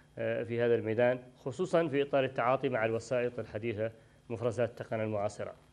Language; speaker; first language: Arabic; native; Arabic